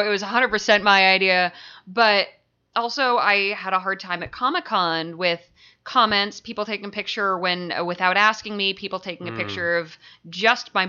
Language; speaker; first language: English; native; English